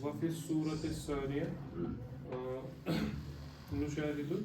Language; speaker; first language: Arabic; non-native, learner; Urdu